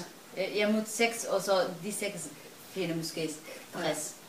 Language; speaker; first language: Danish; non-native, learner; Somali